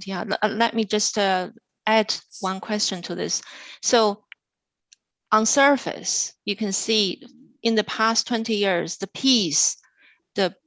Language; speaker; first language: English; non-native, fluent; Chinese